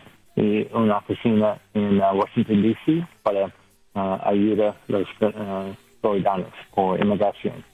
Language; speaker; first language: Spanish; non-native, learner; English